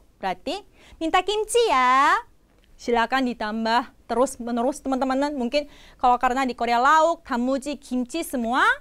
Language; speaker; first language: Indonesian; non-native, fluent; Korean